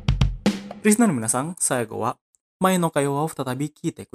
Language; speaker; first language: Japanese; non-native, fluent; Indonesian